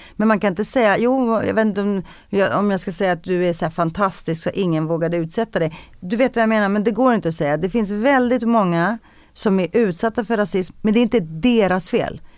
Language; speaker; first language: Swedish; early bilingual, other home language; Greek